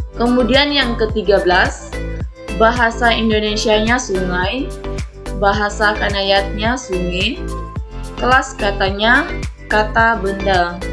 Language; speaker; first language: Indonesian; non-native, local second language; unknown